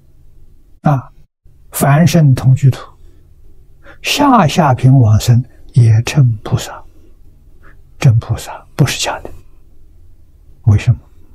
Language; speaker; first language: Chinese; native; Chinese